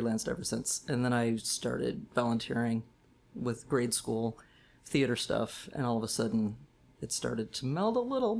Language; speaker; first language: English; native; English